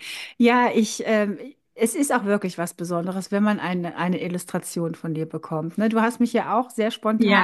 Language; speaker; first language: German; native; German